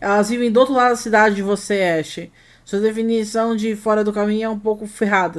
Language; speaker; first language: Portuguese; native; Portuguese